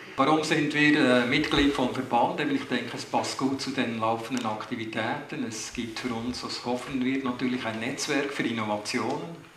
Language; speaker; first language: German; native; German